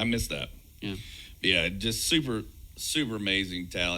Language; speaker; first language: English; native; English